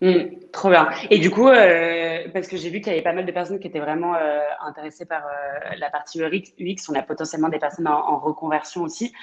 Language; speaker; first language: French; native; French